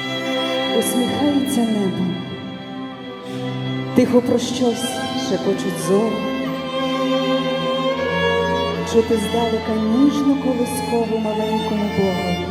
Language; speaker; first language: Ukrainian; native; Ukrainian